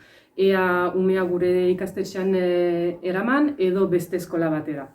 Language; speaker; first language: Basque; non-native, fluent; French